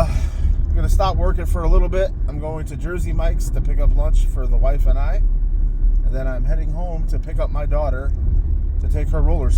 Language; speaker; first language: English; native; English